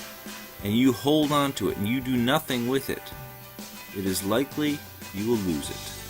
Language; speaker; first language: English; native; English